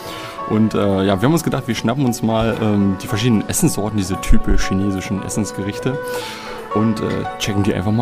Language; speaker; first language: German; native; German